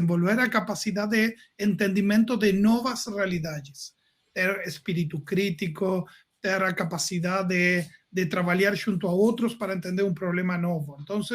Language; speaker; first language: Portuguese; non-native, learner; Spanish